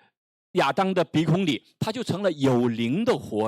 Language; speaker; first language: Chinese; native; Chinese